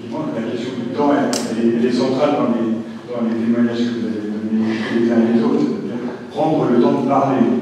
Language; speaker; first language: French; native; French